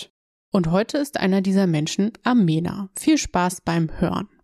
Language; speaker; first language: German; native; German